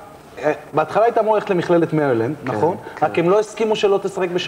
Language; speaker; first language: Hebrew; native; Hebrew